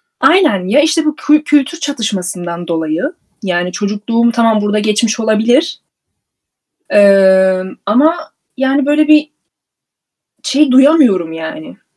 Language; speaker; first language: Turkish; early bilingual, heritage; Turkish